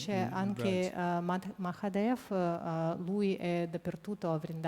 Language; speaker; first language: Italian; non-native, fluent; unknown